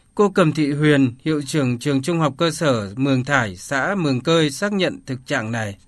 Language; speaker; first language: Vietnamese; native; Vietnamese